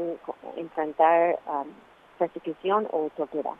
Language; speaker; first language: Spanish; non-native, fluent; English